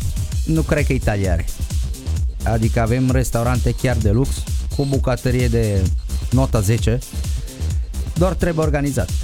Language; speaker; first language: Romanian; non-native, fluent; Italian